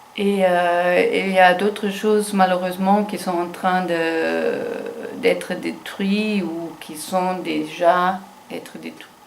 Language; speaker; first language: French; non-native, fluent; German